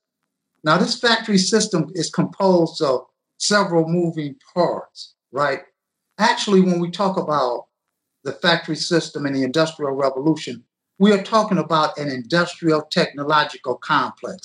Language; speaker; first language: English; native; English